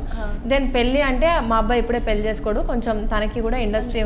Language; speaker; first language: Telugu; native; Telugu